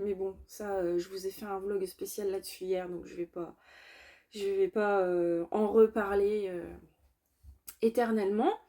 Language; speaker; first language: French; native; French